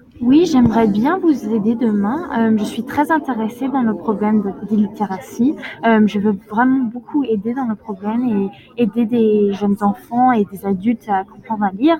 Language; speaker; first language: French; non-native, learner; English